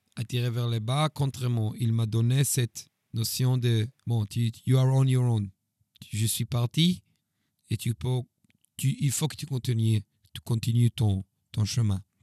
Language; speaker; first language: French; non-native, fluent; Hebrew